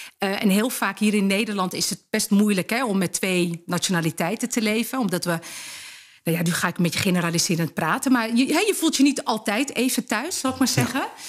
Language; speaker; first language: Dutch; early bilingual, other home language; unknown